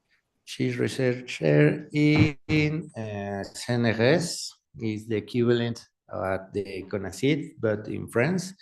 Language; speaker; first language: English; non-native, learner; Spanish